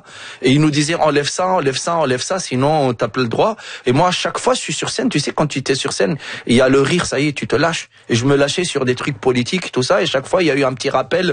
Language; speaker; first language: French; non-native, local second language; Arabic